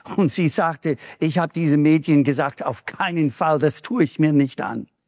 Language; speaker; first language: German; non-native, fluent; English